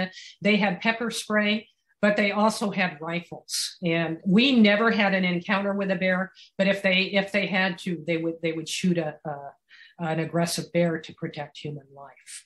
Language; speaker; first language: English; native; English